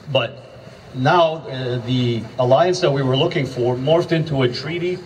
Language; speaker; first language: English; native; English